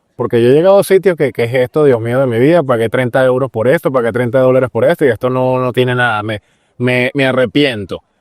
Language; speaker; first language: Spanish; native; Spanish